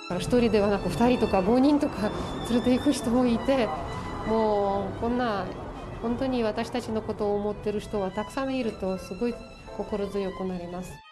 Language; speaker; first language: Japanese; non-native, fluent; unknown